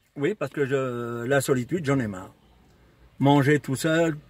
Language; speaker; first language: French; native; French